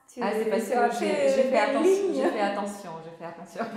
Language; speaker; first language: French; non-native, fluent; Ukrainian